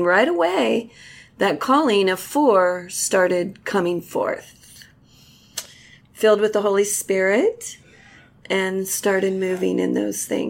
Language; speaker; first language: English; native; English